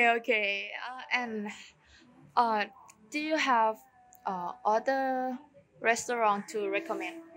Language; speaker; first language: English; non-native, learner; Thai